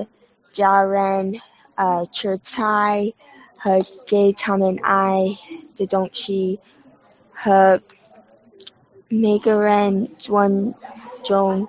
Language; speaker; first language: Chinese; non-native, learner; English